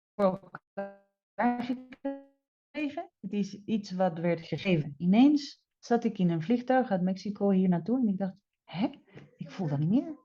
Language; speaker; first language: Dutch; non-native, fluent; Spanish